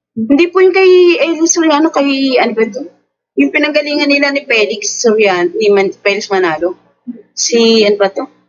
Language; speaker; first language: Filipino; native; Filipino